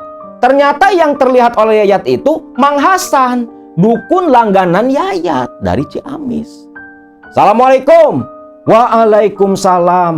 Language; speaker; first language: Indonesian; non-native, local second language; Sundanese